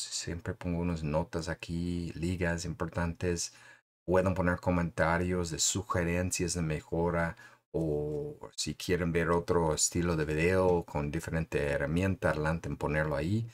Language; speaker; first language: Spanish; non-native, fluent; English